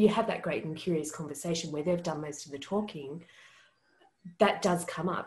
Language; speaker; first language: English; native; English